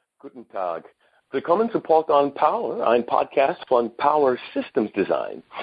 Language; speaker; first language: German; non-native, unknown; English